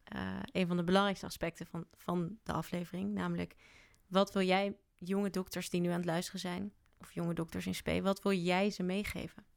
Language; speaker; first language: Dutch; native; Dutch